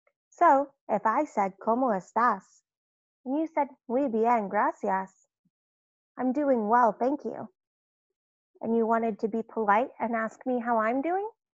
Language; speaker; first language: English; native; English